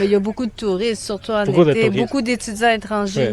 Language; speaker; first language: French; native; French